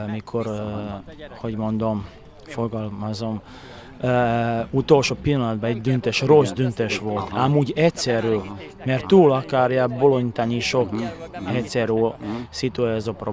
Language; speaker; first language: Hungarian; non-native, learner; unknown